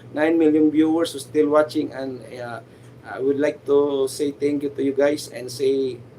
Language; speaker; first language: English; non-native, local second language; Filipino